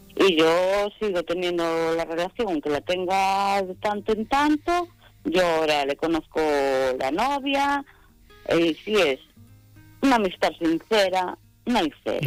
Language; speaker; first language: Spanish; native; Spanish